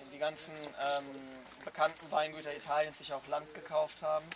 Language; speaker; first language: German; native; German